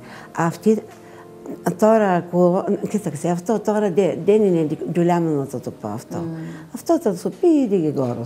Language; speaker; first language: Greek; non-native, learner; Bulgarian